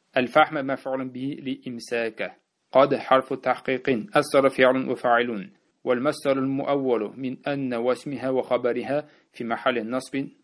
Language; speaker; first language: Arabic; non-native, fluent; Uzbek